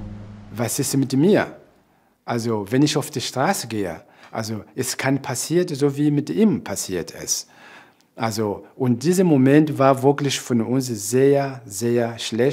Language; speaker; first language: German; non-native, fluent; Portuguese